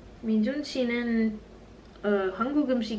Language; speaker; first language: Korean; non-native, learner; English